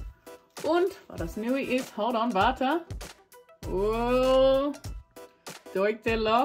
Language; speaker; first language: German; non-native, learner; English